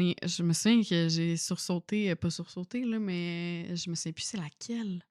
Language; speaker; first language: French; native; French